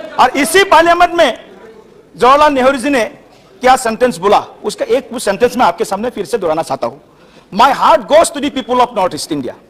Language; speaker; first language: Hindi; non-native, local second language; Assamese